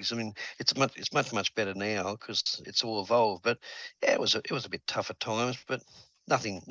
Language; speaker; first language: English; native; English